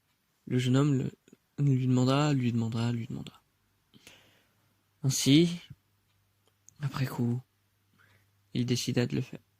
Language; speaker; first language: French; native; French